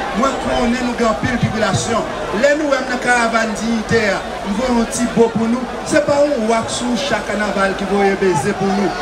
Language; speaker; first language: French; non-native, local second language; Haitian Creole